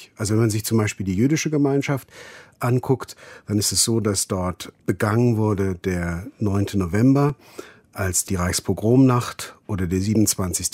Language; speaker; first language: German; native; German